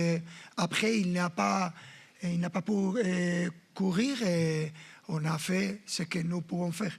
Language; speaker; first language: French; non-native, fluent; Spanish